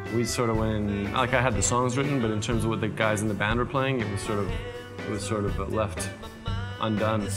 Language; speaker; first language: English; native; English